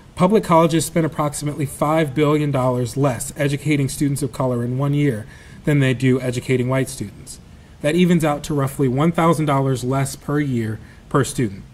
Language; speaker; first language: English; native; English